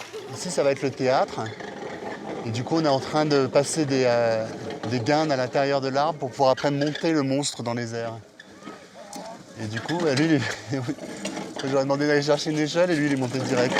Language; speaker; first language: French; native; French